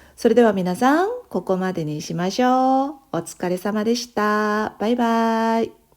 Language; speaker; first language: Japanese; non-native, fluent; Korean